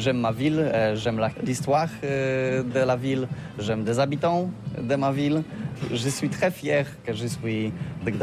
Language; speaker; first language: French; non-native, learner; Polish